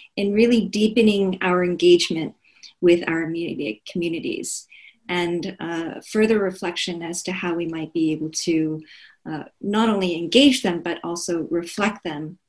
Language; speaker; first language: English; non-native, fluent; Korean